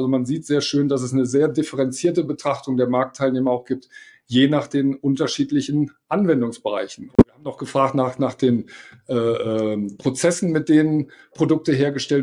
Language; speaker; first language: German; native; German